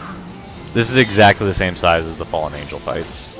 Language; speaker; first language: English; native; English